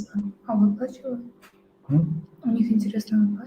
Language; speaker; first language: Russian; native; Russian